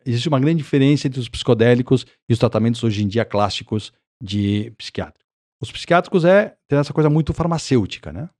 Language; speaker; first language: Portuguese; early bilingual, other home language; Spanish